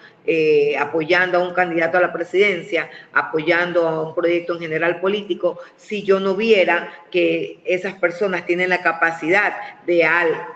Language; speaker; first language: Spanish; native; Spanish